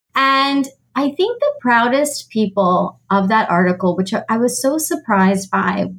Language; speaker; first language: English; native; English